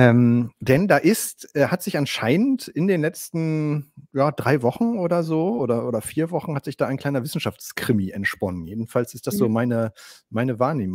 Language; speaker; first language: German; native; German